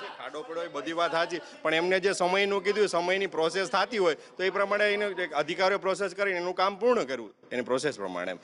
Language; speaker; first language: Gujarati; native; Gujarati